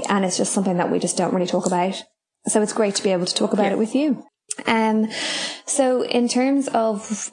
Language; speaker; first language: English; native; English